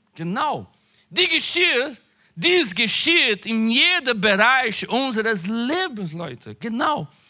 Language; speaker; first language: German; non-native, learner; Portuguese